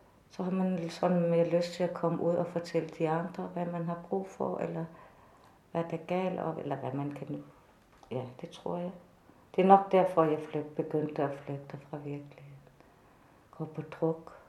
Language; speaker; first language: Danish; non-native, fluent; Kalaallisut